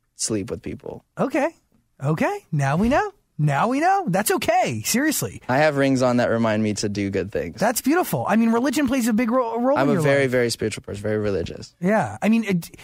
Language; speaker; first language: English; native; English